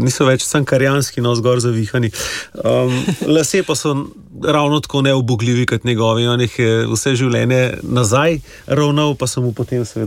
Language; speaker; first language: Slovenian; native; Slovenian